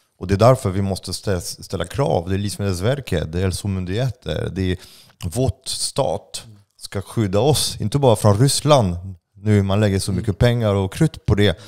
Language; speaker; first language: Swedish; non-native, fluent; French